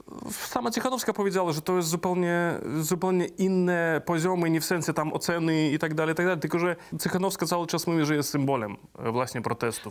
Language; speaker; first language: Polish; non-native, fluent; Belarusian